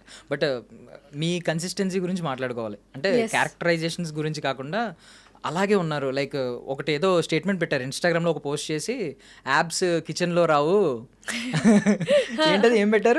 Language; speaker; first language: Telugu; native; Telugu